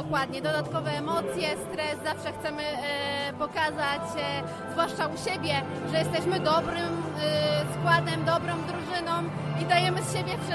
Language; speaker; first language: Polish; native; Polish